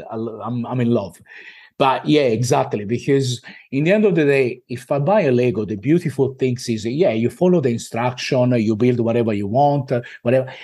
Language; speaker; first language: English; non-native, fluent; Italian